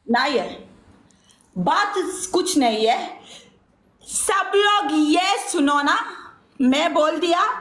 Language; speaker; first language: Hindi; non-native, learner; Bangla